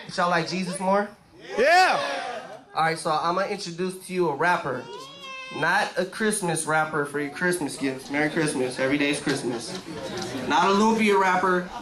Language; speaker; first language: English; native; English